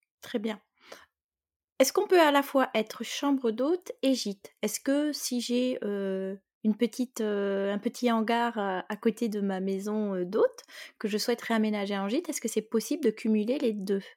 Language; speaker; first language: French; native; French